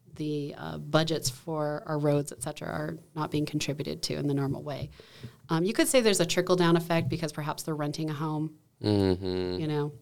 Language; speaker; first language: English; native; English